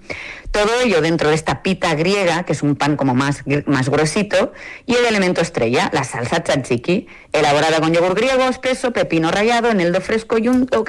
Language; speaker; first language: Spanish; native; Spanish